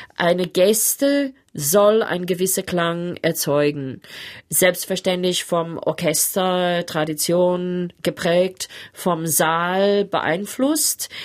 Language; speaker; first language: German; non-native, fluent; English